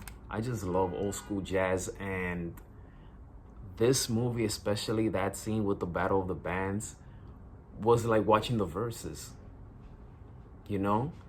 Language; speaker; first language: English; native; English